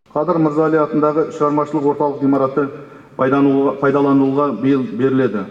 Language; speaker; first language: Kazakh; native; Kazakh